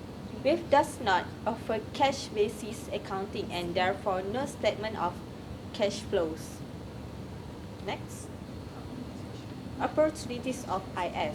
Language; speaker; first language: English; non-native, learner; Malay